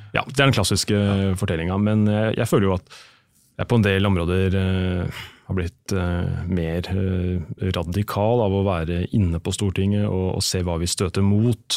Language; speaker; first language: Norwegian; native; Norwegian